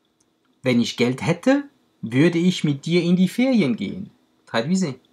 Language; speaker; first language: German; non-native, fluent; French